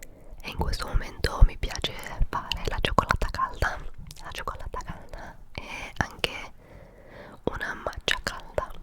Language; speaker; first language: Italian; early bilingual, heritage; English